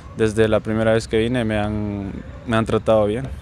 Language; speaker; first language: Spanish; native; Spanish